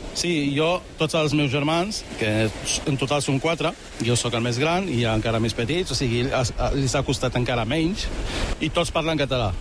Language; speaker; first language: Catalan; early bilingual, other home language; Arabic